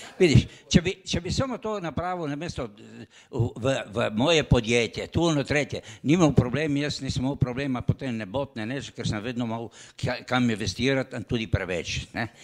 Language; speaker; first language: Slovenian; native; Slovenian